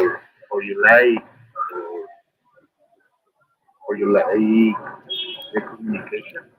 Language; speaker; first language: English; non-native, learner; Spanish